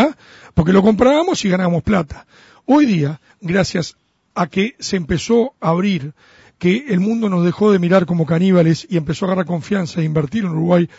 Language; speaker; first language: Spanish; native; Spanish